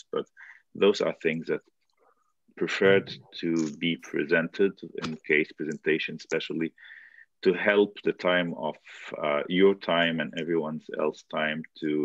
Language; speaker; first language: English; non-native, fluent; Arabic